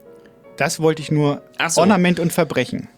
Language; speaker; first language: German; native; German